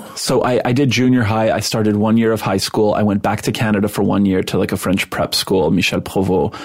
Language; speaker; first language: English; non-native, fluent; Polish